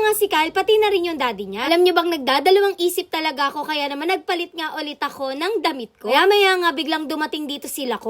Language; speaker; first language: Filipino; native; Filipino